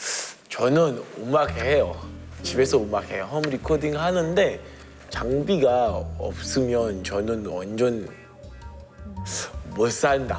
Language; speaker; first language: Korean; non-native, fluent; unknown